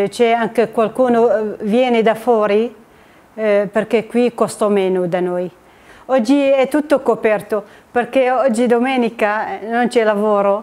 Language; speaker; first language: Italian; non-native, fluent; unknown